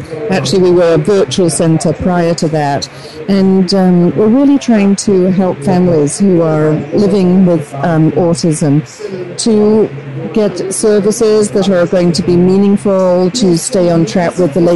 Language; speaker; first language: English; native; English